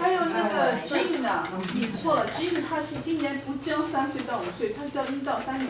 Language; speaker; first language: Chinese; native; Chinese